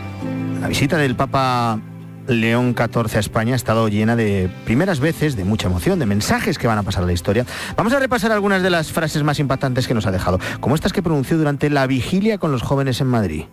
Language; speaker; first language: Spanish; native; Spanish